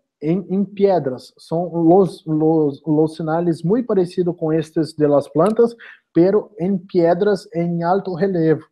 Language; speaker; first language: Spanish; non-native, learner; Portuguese